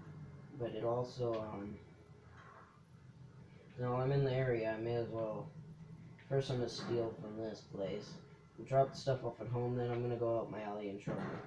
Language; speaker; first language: English; native; English